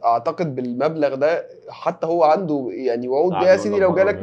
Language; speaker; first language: Arabic; native; Arabic